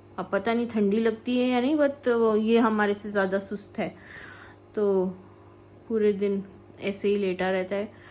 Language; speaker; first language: Hindi; non-native, local second language; Malayalam